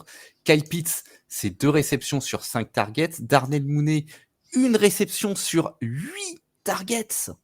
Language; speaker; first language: French; native; French